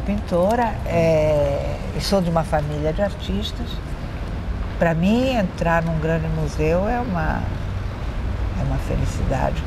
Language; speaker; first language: Portuguese; early bilingual, other home language; Italian